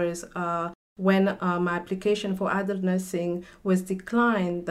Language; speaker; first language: English; non-native, local second language; French